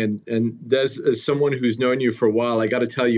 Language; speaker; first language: English; native; English